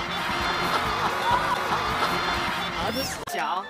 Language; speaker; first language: Chinese; native; Chinese